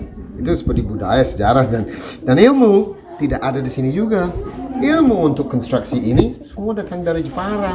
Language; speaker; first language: Indonesian; non-native, fluent; English